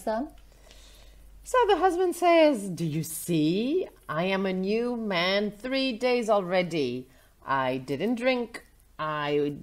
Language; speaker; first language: English; non-native, fluent; Vietnamese